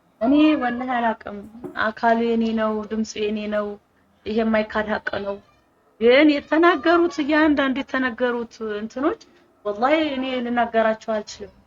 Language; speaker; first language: Amharic; native; Amharic